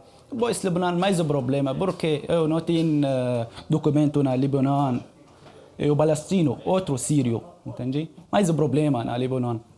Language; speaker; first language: Portuguese; non-native, learner; Arabic